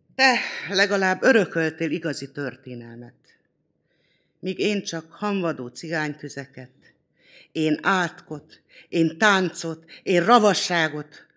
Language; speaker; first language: Hungarian; non-native, local second language; Romany